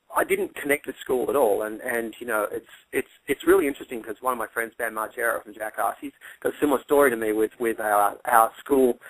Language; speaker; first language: English; native; English